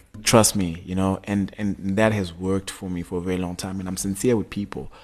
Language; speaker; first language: English; non-native, local second language; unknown